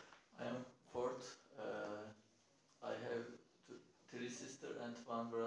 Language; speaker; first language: English; non-native, learner; Turkish